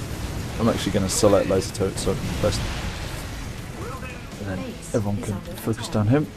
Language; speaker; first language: English; native; English